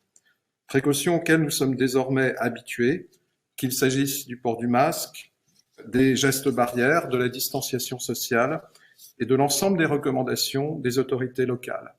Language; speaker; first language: French; native; French